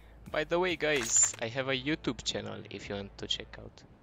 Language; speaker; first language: English; non-native, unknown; Romanian